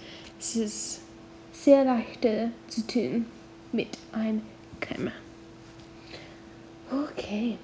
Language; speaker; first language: German; non-native, learner; English